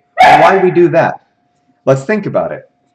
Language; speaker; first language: English; native; English